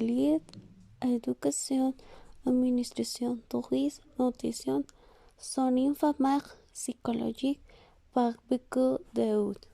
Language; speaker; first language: French; non-native, learner; Spanish